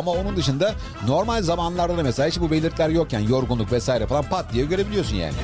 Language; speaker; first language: Turkish; native; Turkish